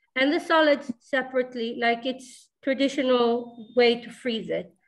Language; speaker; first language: English; non-native, fluent; Hebrew